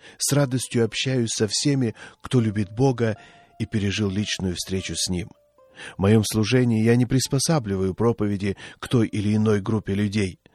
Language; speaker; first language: Russian; non-native, fluent; Swedish